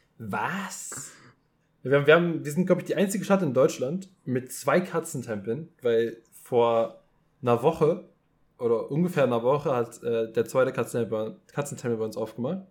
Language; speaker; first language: German; early bilingual, other home language; Polish